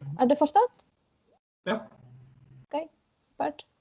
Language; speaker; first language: Norwegian; non-native, fluent; Polish